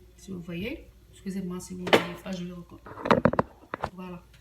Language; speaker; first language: French; non-native, local second language; Arabic